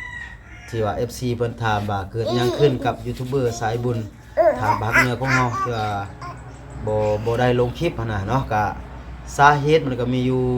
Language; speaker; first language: Thai; non-native, local second language; Lao